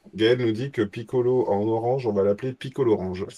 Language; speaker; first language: French; early bilingual, other home language; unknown